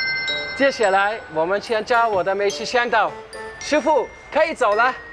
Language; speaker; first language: Chinese; non-native, fluent; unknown